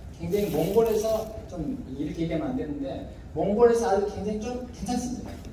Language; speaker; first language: Korean; native; Korean